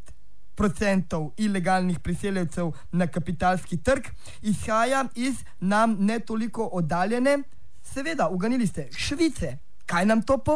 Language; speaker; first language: Slovenian; native; Slovenian